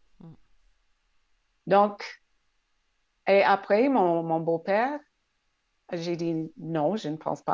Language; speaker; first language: French; non-native, local second language; English